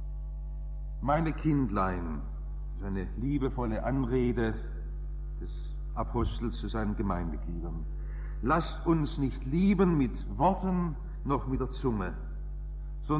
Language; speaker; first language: German; native; German